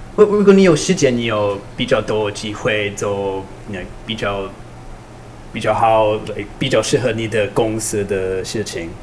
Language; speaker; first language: Chinese; non-native, learner; English